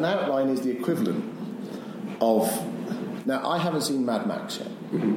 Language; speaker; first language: English; native; English